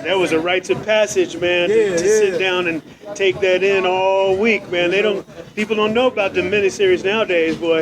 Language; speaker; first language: English; native; English